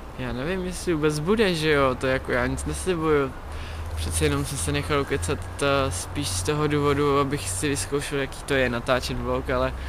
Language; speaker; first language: Czech; native; Czech